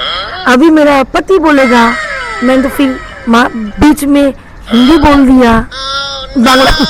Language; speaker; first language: Hindi; non-native, learner; Bangla